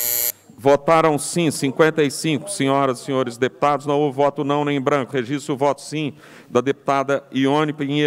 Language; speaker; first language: Portuguese; native; Portuguese